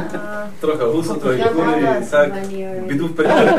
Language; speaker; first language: Ukrainian; native; Ukrainian